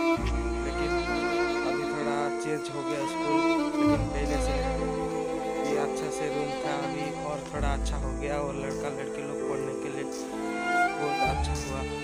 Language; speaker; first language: Hindi; non-native, local second language; Odia